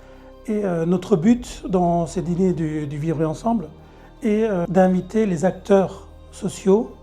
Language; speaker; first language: French; early bilingual, other home language; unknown